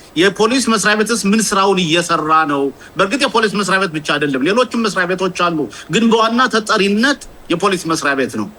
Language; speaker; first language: Amharic; native; Amharic